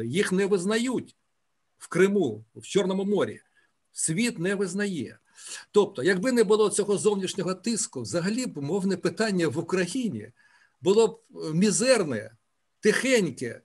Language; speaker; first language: Ukrainian; native; Ukrainian